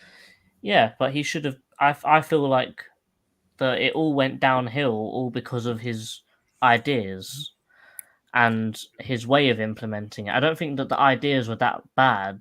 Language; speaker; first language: English; native; English